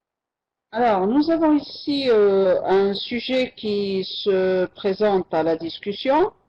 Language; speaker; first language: French; non-native, local second language; Arabic